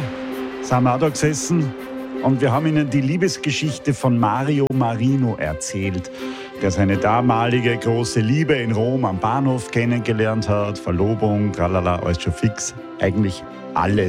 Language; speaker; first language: German; native; German